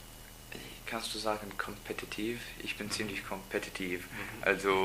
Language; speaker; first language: German; non-native, learner; English